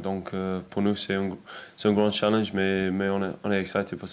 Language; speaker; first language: French; non-native, learner; English